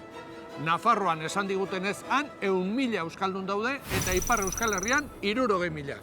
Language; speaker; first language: Basque; native; Basque